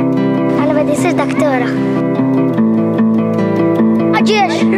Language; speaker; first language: Arabic; native; Arabic